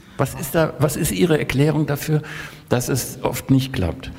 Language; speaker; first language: German; native; German